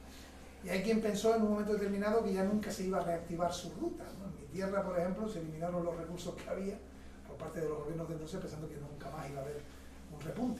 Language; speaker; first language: Spanish; native; Spanish